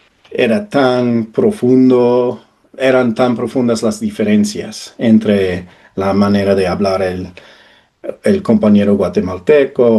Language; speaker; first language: Spanish; non-native, fluent; English